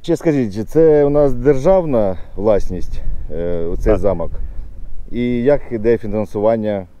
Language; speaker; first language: Ukrainian; non-native, local second language; Russian